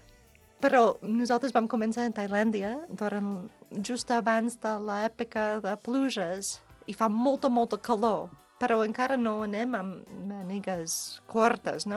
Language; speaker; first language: Catalan; non-native, learner; English